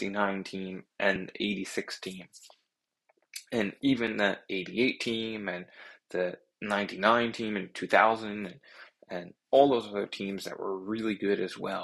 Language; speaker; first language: English; native; English